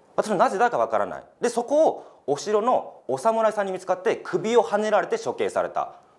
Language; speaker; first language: Japanese; native; Japanese